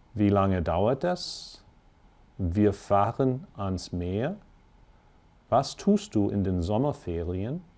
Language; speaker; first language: German; non-native, fluent; English